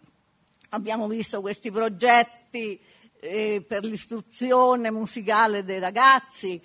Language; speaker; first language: Italian; native; Italian